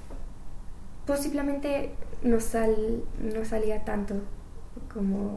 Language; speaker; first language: Spanish; non-native, learner; English